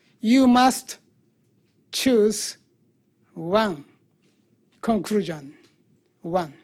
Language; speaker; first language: English; non-native, learner; Japanese